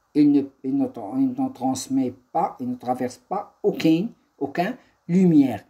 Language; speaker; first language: French; non-native, local second language; Arabic